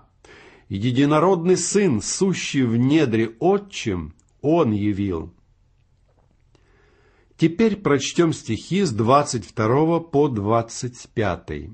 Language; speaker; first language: Russian; native; Russian